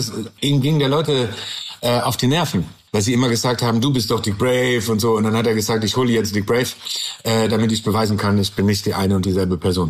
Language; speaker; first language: German; non-native, learner; English